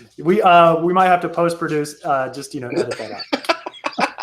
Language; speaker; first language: English; native; English